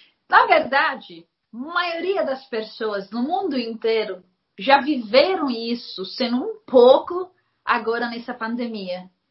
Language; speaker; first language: Portuguese; non-native, fluent; Arabic